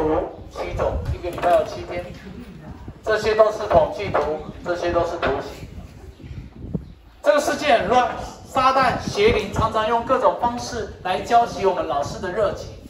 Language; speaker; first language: Chinese; native; Chinese